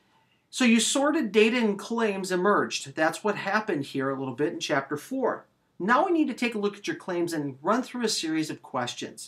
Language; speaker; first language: English; native; English